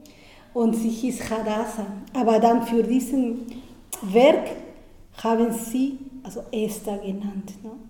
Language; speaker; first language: German; non-native, fluent; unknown